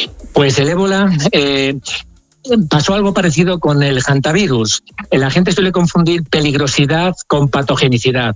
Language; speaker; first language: Spanish; native; Spanish